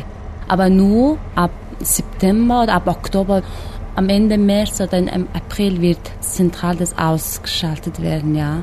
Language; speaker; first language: German; non-native, fluent; Mongolian